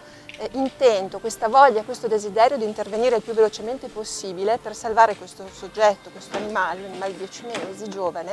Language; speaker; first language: Italian; native; Italian